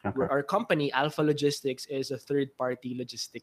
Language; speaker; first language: English; non-native, local second language; Filipino